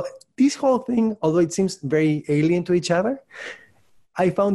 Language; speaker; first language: English; non-native, fluent; Spanish